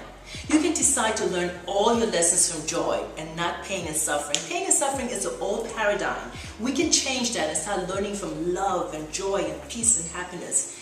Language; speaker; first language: English; native; English